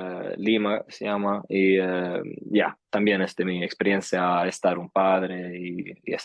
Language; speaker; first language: Spanish; early bilingual, heritage; Swedish